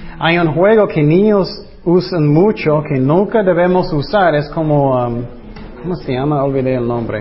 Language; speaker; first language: Spanish; non-native, fluent; English